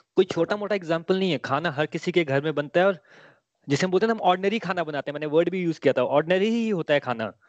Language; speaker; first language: Hindi; native; Hindi